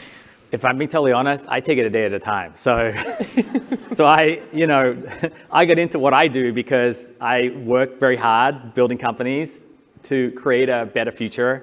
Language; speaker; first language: English; native; English